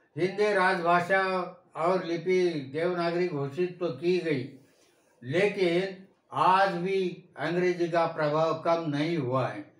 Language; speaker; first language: Hindi; non-native, local second language; Marathi